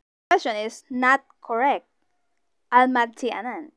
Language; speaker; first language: English; non-native, local second language; Filipino